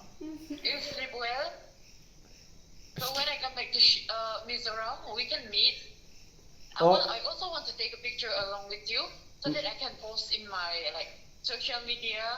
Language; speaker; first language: English; non-native, local second language; Mizo